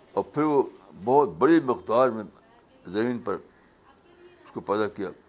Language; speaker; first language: Urdu; native; Urdu